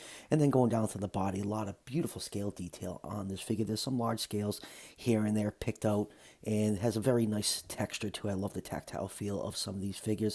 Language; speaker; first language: English; native; English